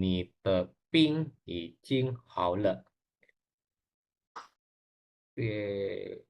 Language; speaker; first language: Chinese; non-native, learner; Indonesian